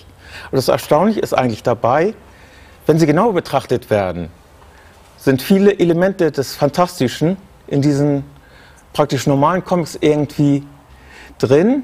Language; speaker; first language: German; native; German